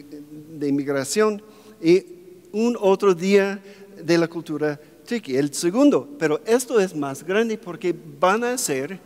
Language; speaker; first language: Spanish; non-native, fluent; English